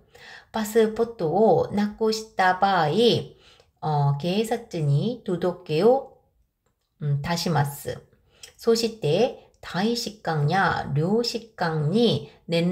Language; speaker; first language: Japanese; non-native, fluent; Korean